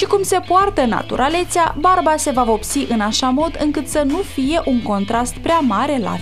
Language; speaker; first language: Romanian; native; Romanian